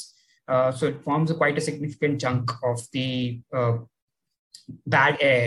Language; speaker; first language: English; non-native, local second language; Hindi